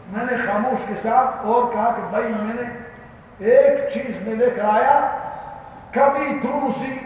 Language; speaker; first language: Urdu; non-native, learner; Arabic